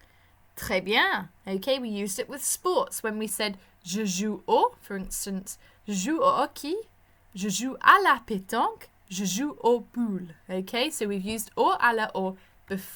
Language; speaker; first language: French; non-native, fluent; English